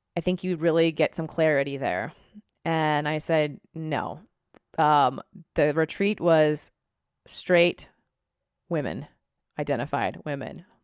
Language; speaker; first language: English; native; English